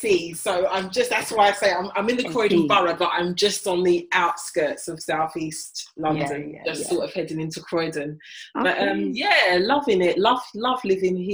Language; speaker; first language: English; native; English